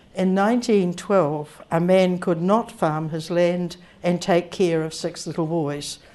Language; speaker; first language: English; native; English